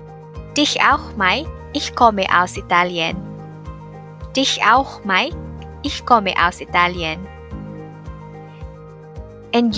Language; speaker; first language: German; non-native, fluent; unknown